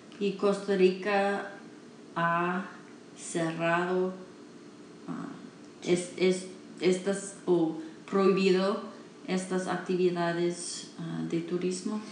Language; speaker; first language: Spanish; non-native, learner; English